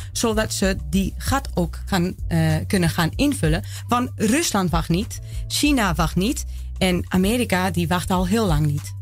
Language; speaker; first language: Dutch; non-native, fluent; Spanish